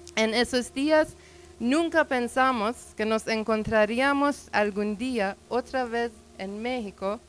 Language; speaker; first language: Spanish; non-native, learner; Persian